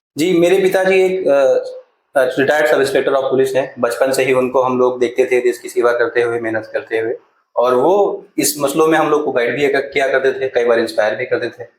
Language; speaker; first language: Hindi; native; Hindi